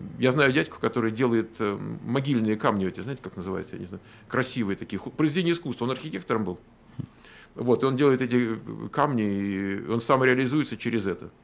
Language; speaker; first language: Russian; native; Russian